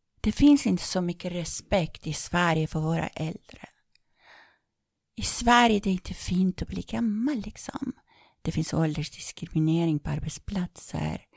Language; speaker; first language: Swedish; non-native, fluent; Persian